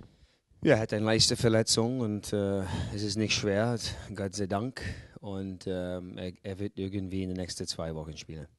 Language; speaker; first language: German; non-native, fluent; English